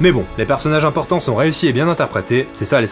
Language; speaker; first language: French; native; French